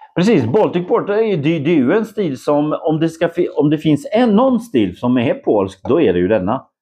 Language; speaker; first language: Swedish; non-native, fluent; Polish